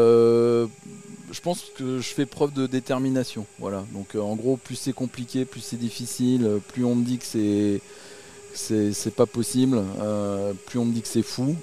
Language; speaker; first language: French; native; French